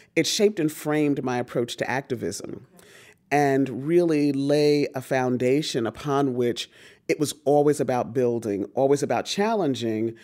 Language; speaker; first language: English; native; English